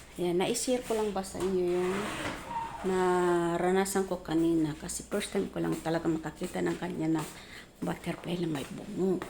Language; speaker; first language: Filipino; non-native, local second language; Bikol